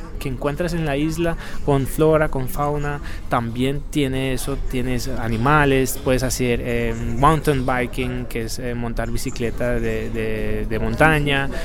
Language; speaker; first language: Spanish; non-native, fluent; Papiamento